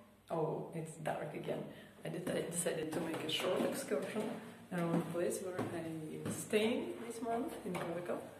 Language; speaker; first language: English; non-native, fluent; Russian